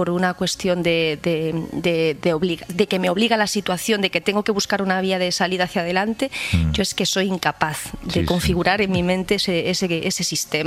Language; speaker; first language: Spanish; native; Spanish